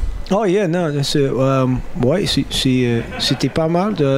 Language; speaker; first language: French; non-native, learner; English